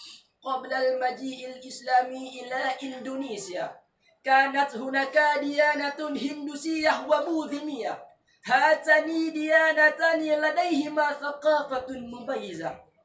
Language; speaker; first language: Arabic; non-native, learner; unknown